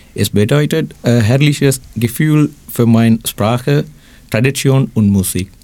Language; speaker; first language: German; non-native, learner; Thai